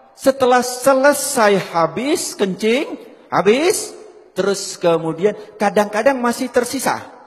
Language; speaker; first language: Indonesian; native; Indonesian